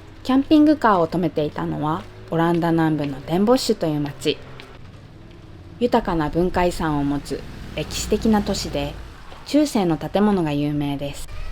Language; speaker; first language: Japanese; native; Japanese